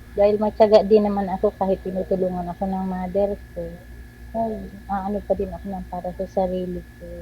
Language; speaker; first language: Filipino; non-native, local second language; Bikol